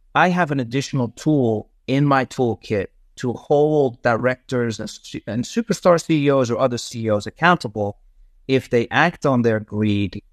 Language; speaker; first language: English; non-native, fluent; Dutch